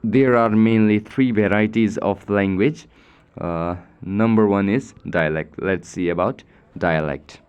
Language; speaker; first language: English; non-native, local second language; Nepali